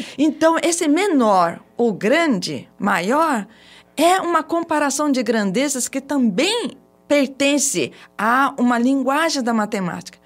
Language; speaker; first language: Portuguese; early bilingual, other home language; Japanese